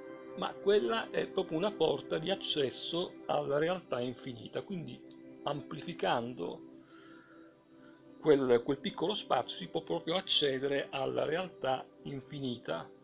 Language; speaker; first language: Italian; native; Italian